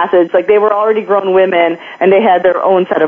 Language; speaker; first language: English; non-native, local second language; Filipino